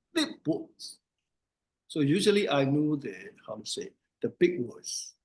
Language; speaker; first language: English; non-native, fluent; Burmese